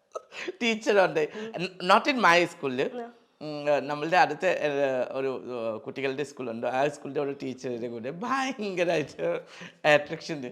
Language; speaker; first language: Malayalam; non-native, local second language; Assamese